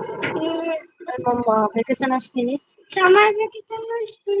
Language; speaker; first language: English; non-native, learner; Bangla